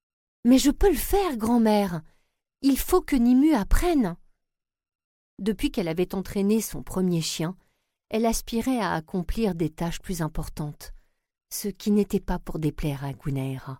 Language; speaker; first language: French; native; French